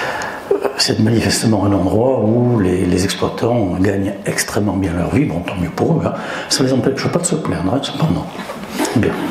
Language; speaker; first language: French; native; French